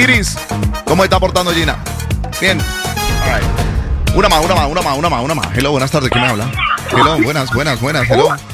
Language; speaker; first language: Spanish; native; Spanish